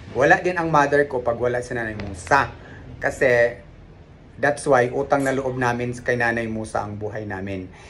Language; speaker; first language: Filipino; non-native, local second language; Cebuano